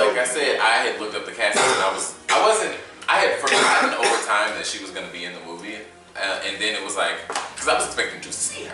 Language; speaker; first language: English; native; English